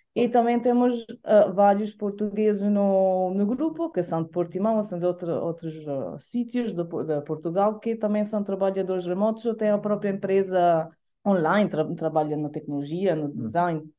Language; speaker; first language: Portuguese; non-native, fluent; Italian